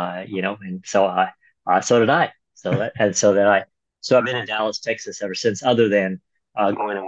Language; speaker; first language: English; native; English